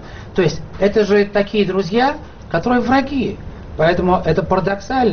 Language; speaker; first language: Russian; native; Russian